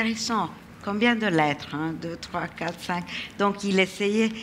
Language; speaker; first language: French; non-native, fluent; Italian